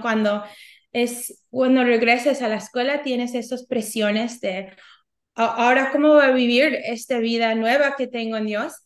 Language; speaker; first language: Spanish; early bilingual, heritage; Spanish